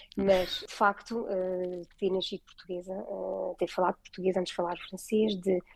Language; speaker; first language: Portuguese; early bilingual, heritage; French